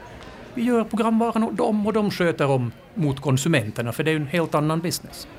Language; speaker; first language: Swedish; native; Swedish